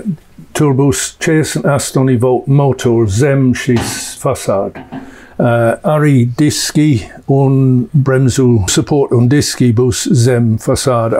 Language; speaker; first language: Latvian; non-native, learner; English